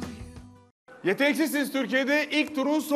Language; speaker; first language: Turkish; native; Turkish